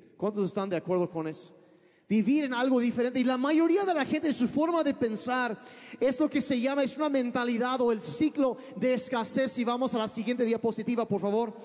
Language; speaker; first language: Spanish; early bilingual, other home language; English